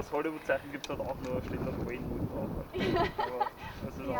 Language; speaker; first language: German; native; German